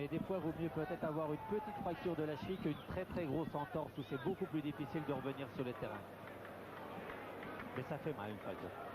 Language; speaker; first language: French; native; French